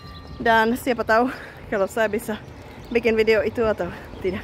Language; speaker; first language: Indonesian; non-native, fluent; Czech